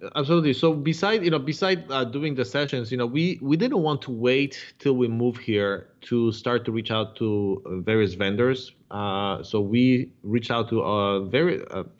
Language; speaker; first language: English; non-native, fluent; Polish